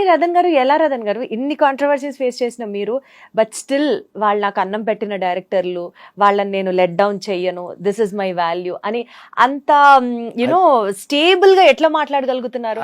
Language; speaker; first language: Telugu; native; Telugu